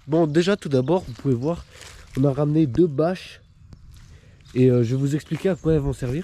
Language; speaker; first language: French; native; French